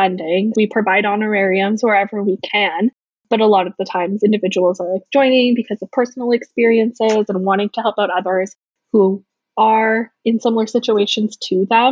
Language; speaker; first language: English; native; English